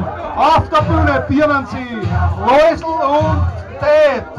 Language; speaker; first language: German; native; German